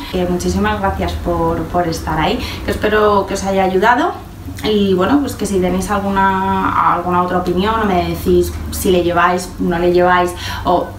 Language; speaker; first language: Spanish; native; Spanish